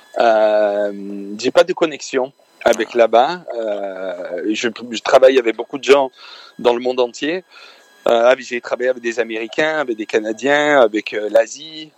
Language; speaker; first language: French; native; French